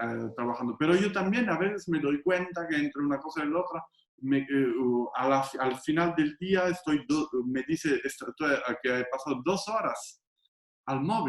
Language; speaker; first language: Spanish; non-native, fluent; Italian